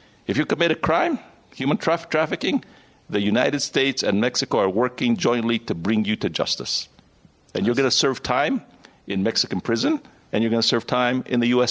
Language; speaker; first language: English; early bilingual, other home language; Spanish